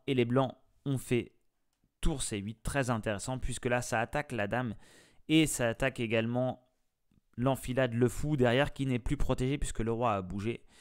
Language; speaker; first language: French; native; French